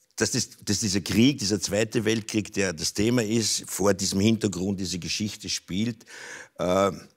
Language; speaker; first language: German; native; German